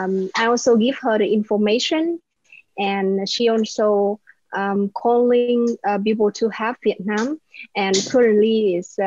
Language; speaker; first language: English; non-native, learner; Vietnamese